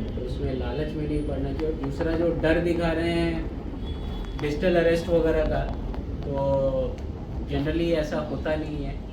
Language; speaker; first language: Hindi; non-native, local second language; Marathi